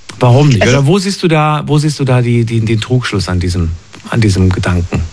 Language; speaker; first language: German; native; German